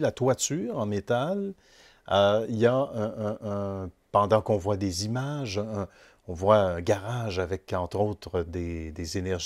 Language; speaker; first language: French; native; French